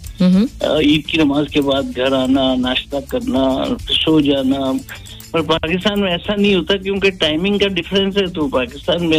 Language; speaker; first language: Urdu; native; Urdu